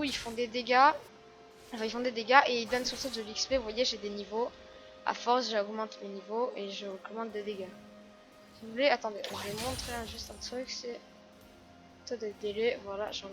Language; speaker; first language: French; native; French